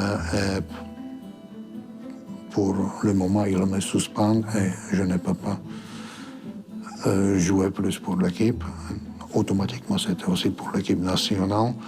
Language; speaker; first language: French; non-native, fluent; Slovak